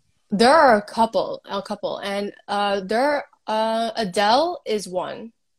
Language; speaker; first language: English; native; English